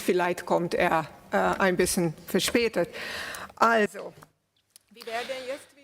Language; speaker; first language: German; non-native, fluent; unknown